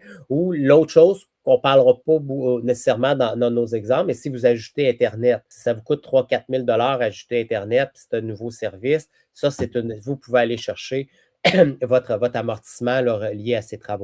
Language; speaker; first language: French; native; French